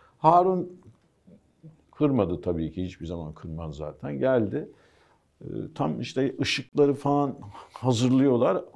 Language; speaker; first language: Turkish; early bilingual, heritage; Turkish